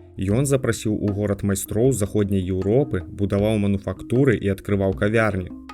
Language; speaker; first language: Belarusian; native; Belarusian